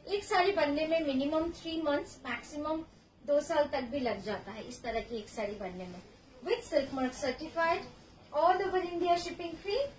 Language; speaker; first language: Hindi; non-native, local second language; Bangla